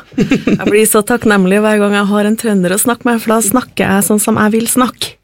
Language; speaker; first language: Norwegian; native; Norwegian